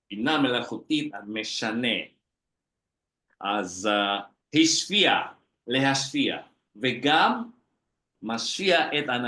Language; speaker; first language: Hebrew; non-native, fluent; Indonesian